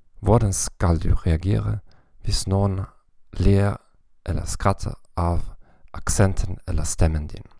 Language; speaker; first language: Norwegian; non-native, learner; German